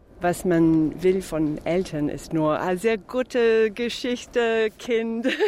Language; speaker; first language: German; non-native, fluent; English